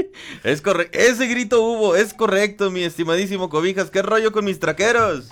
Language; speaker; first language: Spanish; native; Spanish